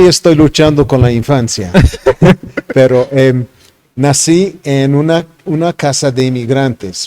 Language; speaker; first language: Spanish; non-native, fluent; English